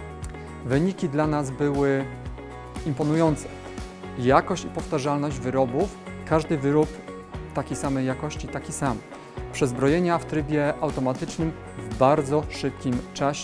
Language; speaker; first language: Polish; native; Polish